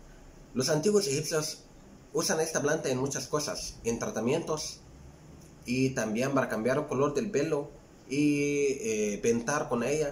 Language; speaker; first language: Spanish; non-native, fluent; Arabic